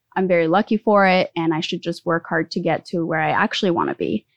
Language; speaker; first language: English; early bilingual, other home language; Spanish